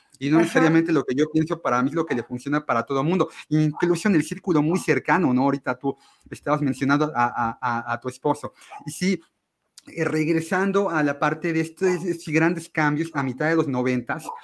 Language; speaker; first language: Spanish; native; Spanish